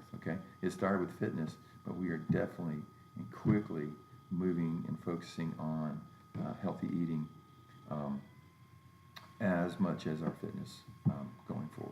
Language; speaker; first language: English; native; English